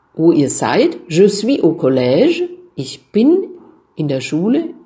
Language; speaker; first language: French; non-native, fluent; German